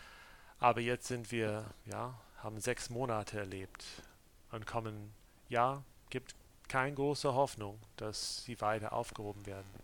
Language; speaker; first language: German; non-native, fluent; English